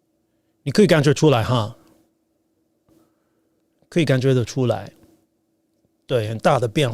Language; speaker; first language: Chinese; non-native, fluent; English